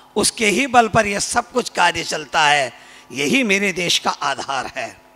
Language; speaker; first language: Hindi; native; Hindi